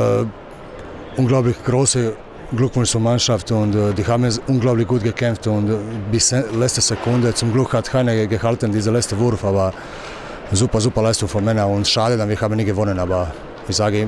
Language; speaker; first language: German; non-native, learner; Croatian